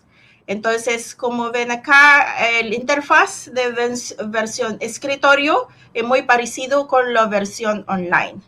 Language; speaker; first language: Spanish; non-native, fluent; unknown